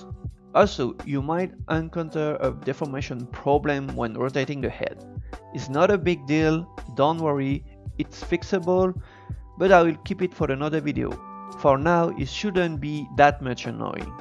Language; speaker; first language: English; non-native, fluent; French